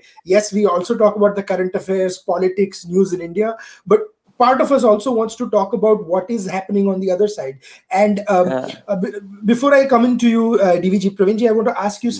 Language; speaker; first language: English; non-native, local second language; Gujarati